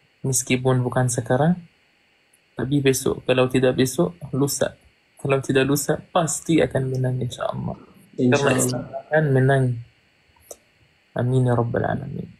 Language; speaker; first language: Indonesian; non-native, fluent; Arabic